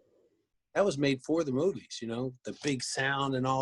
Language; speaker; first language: English; native; English